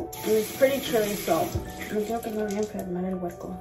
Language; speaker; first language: Spanish; early bilingual, heritage; Spanish